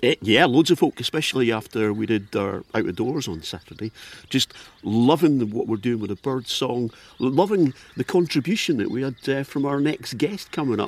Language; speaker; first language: English; native; English